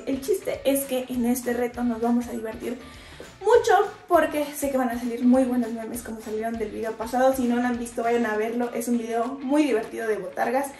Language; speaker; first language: Spanish; native; Spanish